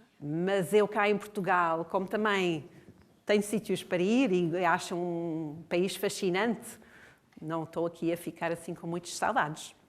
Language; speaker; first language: Portuguese; non-native, fluent; English